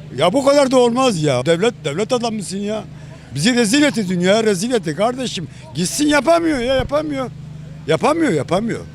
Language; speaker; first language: Turkish; native; Turkish